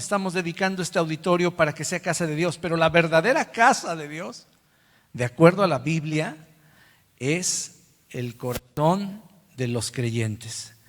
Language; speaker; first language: Spanish; native; Spanish